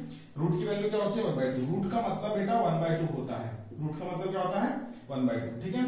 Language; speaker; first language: Hindi; native; Hindi